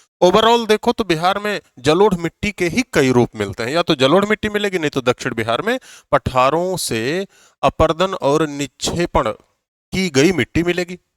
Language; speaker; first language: Hindi; native; Hindi